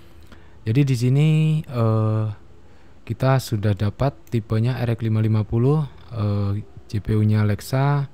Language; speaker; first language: Indonesian; native; Indonesian